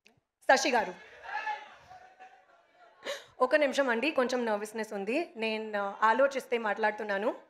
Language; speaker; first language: Telugu; non-native, local second language; Hindi